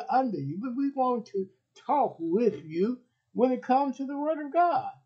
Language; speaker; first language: English; native; English